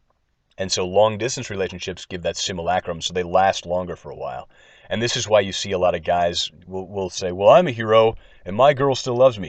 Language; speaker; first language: English; native; English